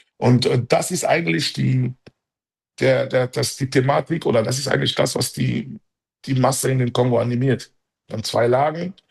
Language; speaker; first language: German; early bilingual, other home language; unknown